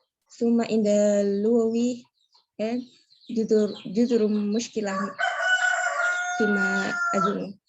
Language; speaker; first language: Arabic; non-native, learner; Indonesian